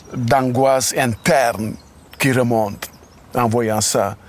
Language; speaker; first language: French; non-native, local second language; Wolof